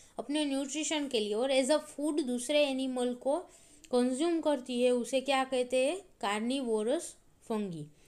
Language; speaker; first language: Hindi; non-native, local second language; Gujarati